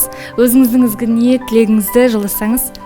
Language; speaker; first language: Kazakh; native; Kazakh